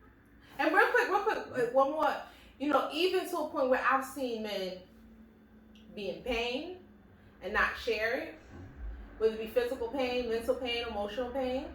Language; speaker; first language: English; native; English